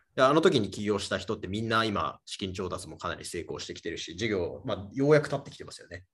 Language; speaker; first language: Japanese; native; Japanese